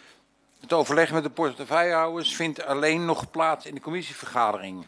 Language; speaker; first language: Dutch; native; Dutch